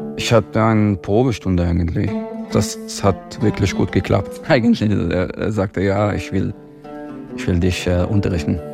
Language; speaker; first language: German; non-native, fluent; Arabic